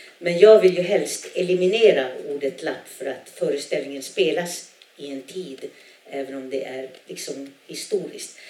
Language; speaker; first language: Swedish; non-native, local second language; Northern Sami